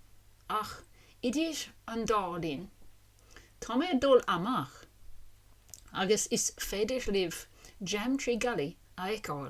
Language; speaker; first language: Irish; non-native, learner; English